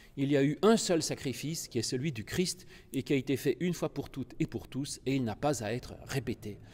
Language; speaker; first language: French; native; French